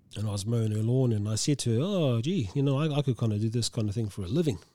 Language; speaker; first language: English; native; English